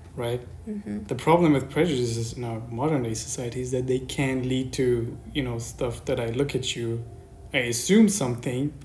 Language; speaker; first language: English; non-native, fluent; Persian